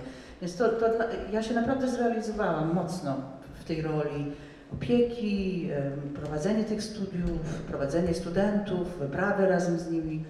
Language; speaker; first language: Polish; non-native, fluent; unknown